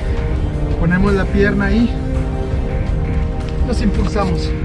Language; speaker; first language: Spanish; native; Spanish